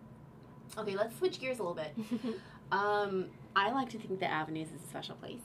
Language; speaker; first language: English; native; English